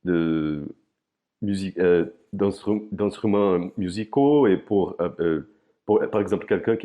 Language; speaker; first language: French; non-native, fluent; Portuguese